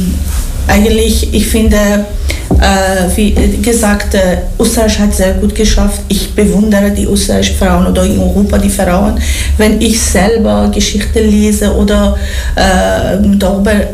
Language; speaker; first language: German; non-native, learner; Persian